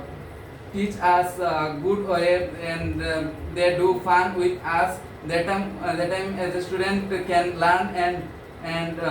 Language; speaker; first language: English; non-native, learner; Bangla